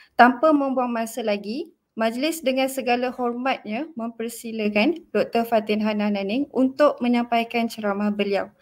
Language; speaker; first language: Malay; native; Malay